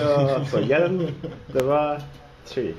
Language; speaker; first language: Czech; non-native, learner; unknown